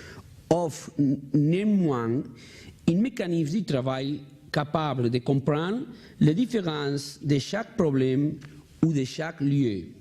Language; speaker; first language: French; non-native, learner; Spanish